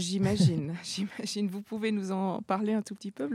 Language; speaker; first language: French; native; French